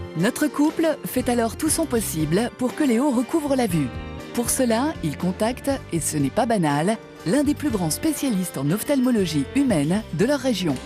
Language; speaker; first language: French; native; French